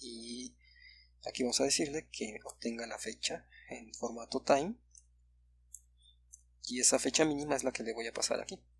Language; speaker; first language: Spanish; native; Spanish